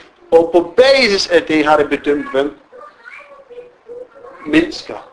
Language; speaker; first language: Danish; non-native, fluent; Arabic